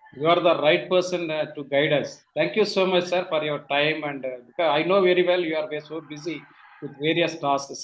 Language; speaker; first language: English; non-native, local second language; Telugu